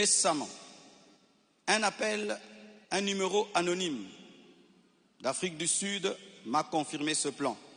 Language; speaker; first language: French; non-native, local second language; Lingala